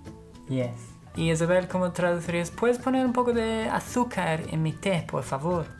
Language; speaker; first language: Spanish; non-native, fluent; English